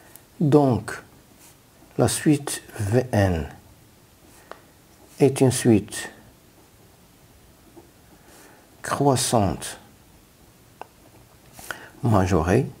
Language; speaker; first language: French; non-native, local second language; Arabic